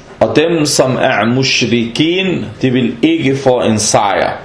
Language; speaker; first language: Danish; non-native, fluent; Arabic